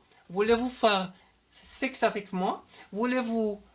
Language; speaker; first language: French; non-native, learner; German